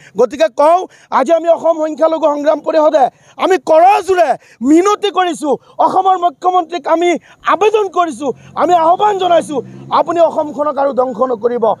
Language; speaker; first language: Assamese; non-native, local second language; Bangla